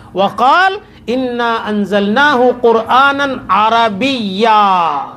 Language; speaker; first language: Arabic; non-native, learner; Urdu